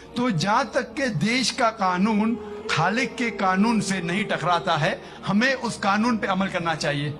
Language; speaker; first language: Urdu; non-native, local second language; Konkani